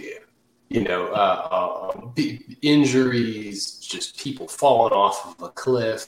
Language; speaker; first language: English; native; English